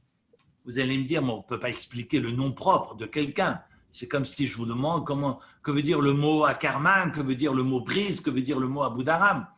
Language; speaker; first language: French; native; French